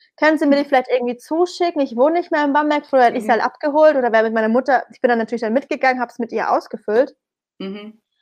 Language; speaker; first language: German; early bilingual, other home language; Arabic